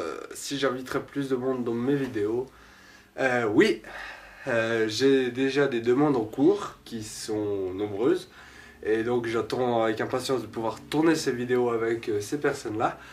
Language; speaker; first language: French; native; French